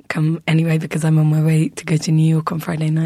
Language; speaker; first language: English; native; English